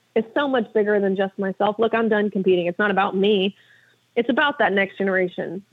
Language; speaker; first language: English; native; English